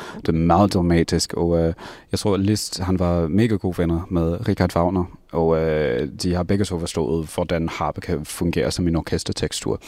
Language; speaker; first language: Danish; non-native, fluent; English